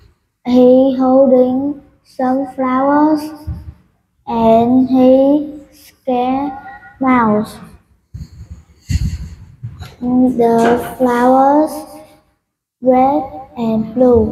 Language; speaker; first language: English; non-native, learner; Vietnamese